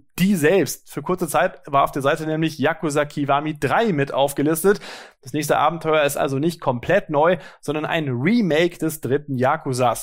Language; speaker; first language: German; native; German